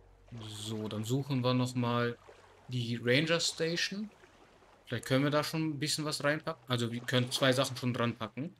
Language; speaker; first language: German; native; German